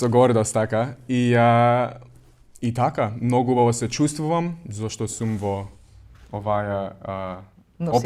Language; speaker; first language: Macedonian; early bilingual, other home language; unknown